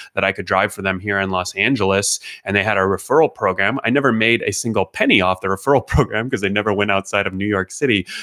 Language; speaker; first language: English; native; English